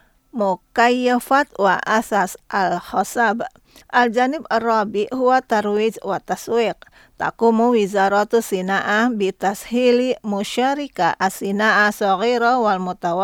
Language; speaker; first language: Arabic; non-native, fluent; Indonesian